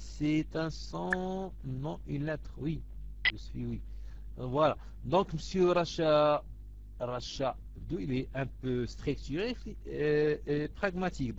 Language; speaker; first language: French; non-native, local second language; Arabic